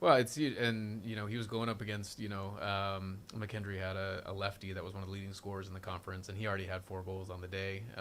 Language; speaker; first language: English; native; English